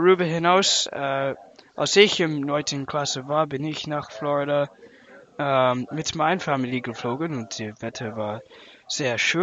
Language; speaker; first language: German; non-native, learner; English